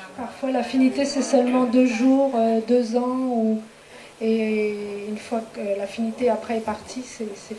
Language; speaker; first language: French; native; French